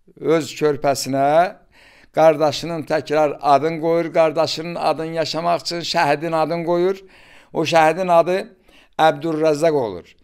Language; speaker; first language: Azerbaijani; native; Azerbaijani